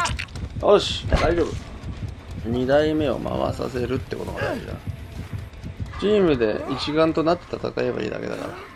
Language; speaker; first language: Japanese; native; Japanese